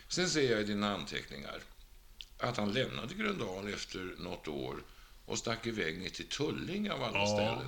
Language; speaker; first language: Swedish; native; Swedish